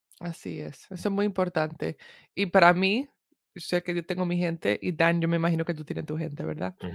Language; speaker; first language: Spanish; early bilingual, heritage; Spanish